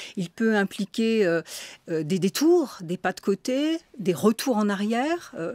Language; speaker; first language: French; native; French